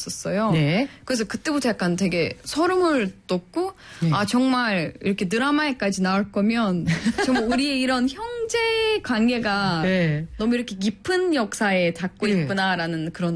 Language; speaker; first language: Korean; non-native, fluent; Turkish